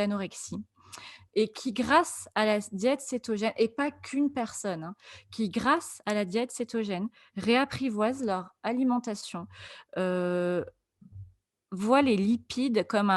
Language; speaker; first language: French; native; French